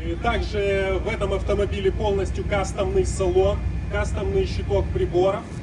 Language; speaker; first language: Russian; native; Russian